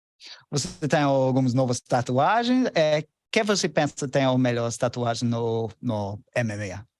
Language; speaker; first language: Portuguese; non-native, learner; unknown